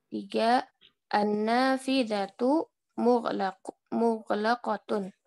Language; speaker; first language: Arabic; non-native, learner; Indonesian